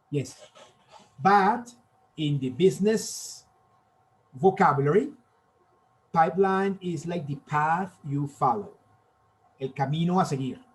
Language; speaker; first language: English; non-native, fluent; Spanish